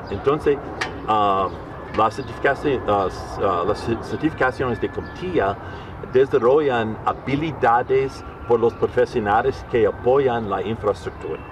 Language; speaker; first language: Spanish; non-native, learner; English